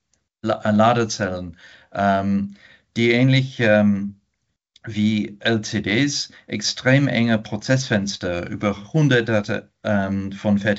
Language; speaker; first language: German; non-native, fluent; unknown